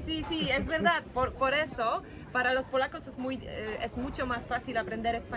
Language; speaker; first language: Spanish; non-native, fluent; Polish